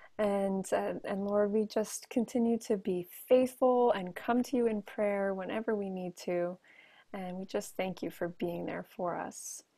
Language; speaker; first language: English; native; English